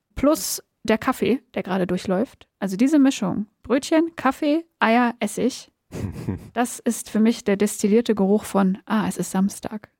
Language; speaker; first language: German; native; German